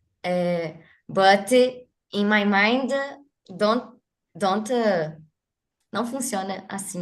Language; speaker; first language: English; non-native, learner; Portuguese